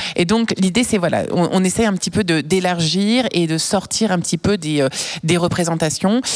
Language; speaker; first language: French; native; French